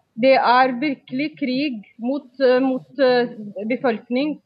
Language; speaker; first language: Norwegian; non-native, fluent; Arabic